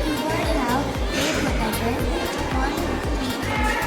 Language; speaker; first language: English; non-native, learner; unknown